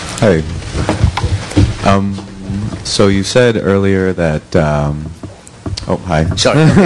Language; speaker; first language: English; native; English